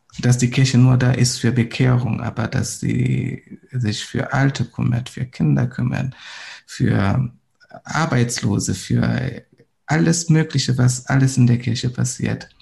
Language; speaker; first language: German; non-native, fluent; Swahili